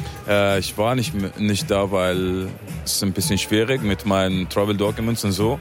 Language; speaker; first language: German; non-native, fluent; Arabic